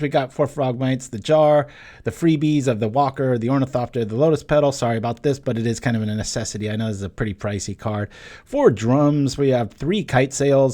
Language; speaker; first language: English; native; English